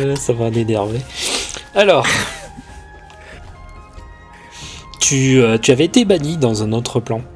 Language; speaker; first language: French; native; French